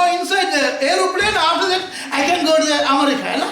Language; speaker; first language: English; non-native, local second language; Tamil